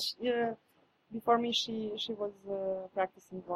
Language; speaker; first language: English; non-native, fluent; Serbian